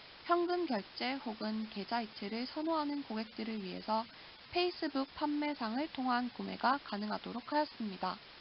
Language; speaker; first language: Korean; native; Korean